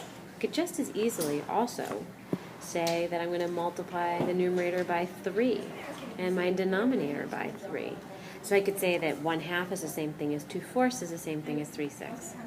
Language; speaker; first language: English; native; English